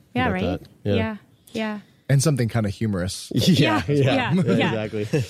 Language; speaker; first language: English; native; English